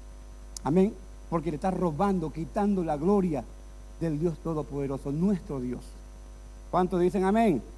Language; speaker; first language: Spanish; native; Spanish